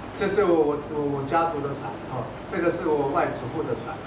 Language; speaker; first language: Chinese; non-native, local second language; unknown